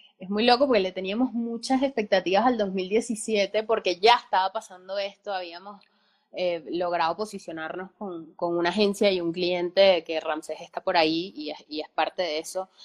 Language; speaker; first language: Spanish; native; Spanish